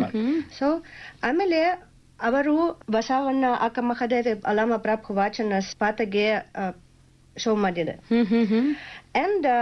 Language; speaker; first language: Kannada; non-native, learner; Russian